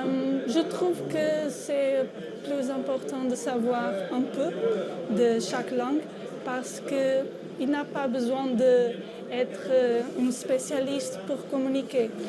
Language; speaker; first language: French; non-native, learner; Portuguese